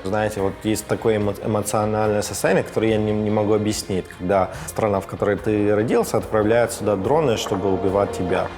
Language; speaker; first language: Russian; non-native, fluent; Persian